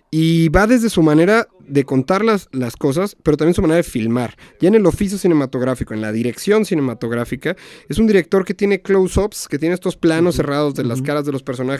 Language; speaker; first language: Spanish; native; Spanish